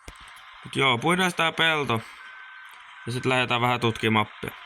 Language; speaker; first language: Finnish; native; Finnish